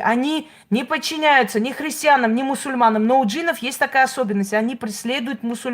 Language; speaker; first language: Russian; native; Russian